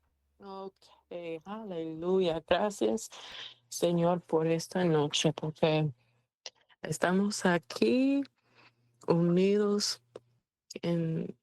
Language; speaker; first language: Spanish; non-native, fluent; English